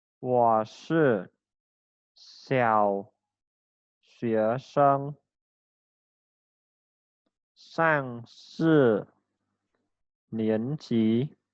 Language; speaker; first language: Chinese; non-native, fluent; Khmer